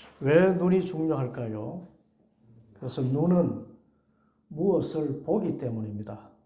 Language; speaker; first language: Korean; native; Korean